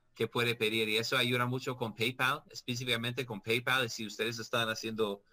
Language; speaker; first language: Spanish; non-native, learner; English